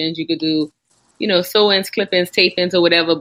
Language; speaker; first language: English; native; English